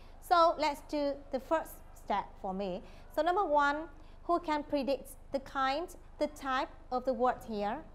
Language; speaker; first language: English; non-native, fluent; Vietnamese